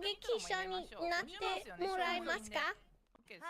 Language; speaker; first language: Japanese; non-native, learner; English